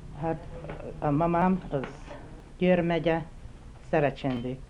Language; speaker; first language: Hungarian; early bilingual, heritage; Hungarian